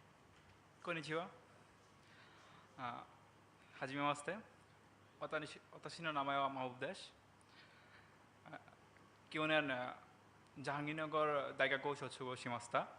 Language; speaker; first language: Japanese; non-native, learner; Bangla